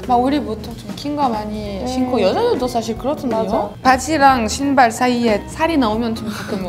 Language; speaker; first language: Korean; non-native, fluent; French